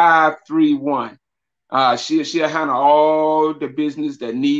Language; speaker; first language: English; native; English